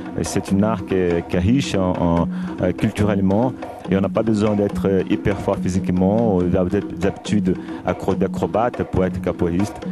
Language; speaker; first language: French; non-native, fluent; Portuguese